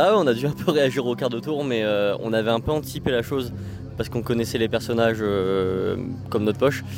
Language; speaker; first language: French; native; French